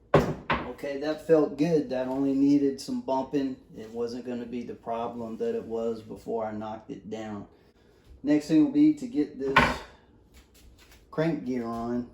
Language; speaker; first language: English; native; English